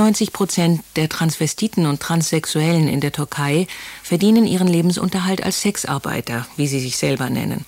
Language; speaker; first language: German; native; German